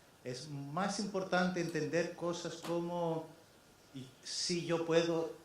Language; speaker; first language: Spanish; non-native, fluent; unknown